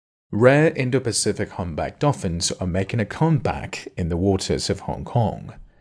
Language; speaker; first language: English; non-native, fluent; Chinese